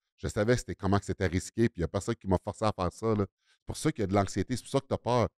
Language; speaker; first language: French; native; French